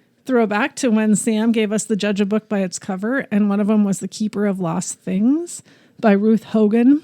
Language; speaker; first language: English; native; English